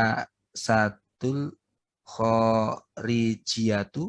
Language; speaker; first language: Arabic; non-native, learner; Indonesian